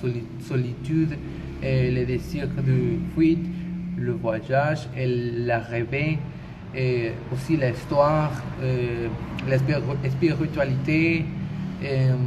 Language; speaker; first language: French; non-native, learner; Spanish